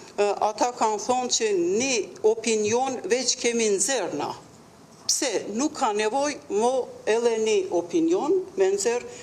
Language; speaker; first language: Albanian; non-native, local second language; Turkish